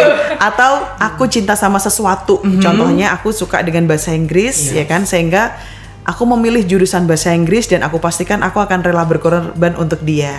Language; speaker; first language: Indonesian; native; Indonesian